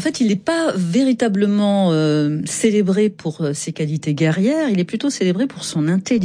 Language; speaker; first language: French; native; French